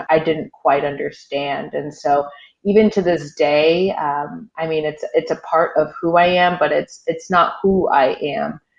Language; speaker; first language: English; early bilingual, other home language; Haitian Creole